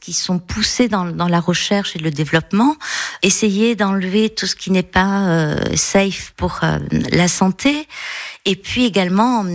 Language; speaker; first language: French; native; French